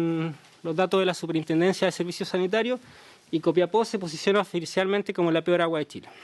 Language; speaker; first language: Spanish; native; Spanish